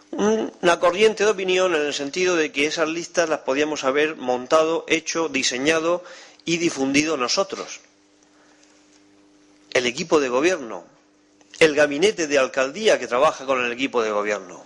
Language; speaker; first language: Spanish; native; Spanish